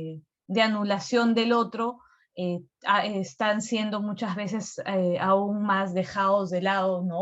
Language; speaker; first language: Spanish; native; Spanish